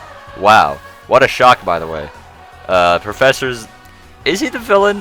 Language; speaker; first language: English; native; English